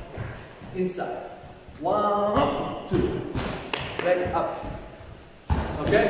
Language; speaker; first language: English; non-native, learner; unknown